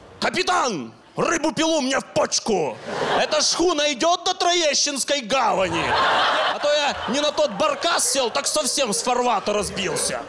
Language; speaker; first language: Russian; non-native, local second language; Ukrainian